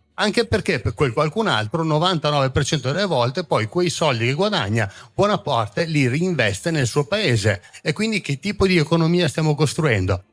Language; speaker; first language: Italian; early bilingual, other home language; Croatian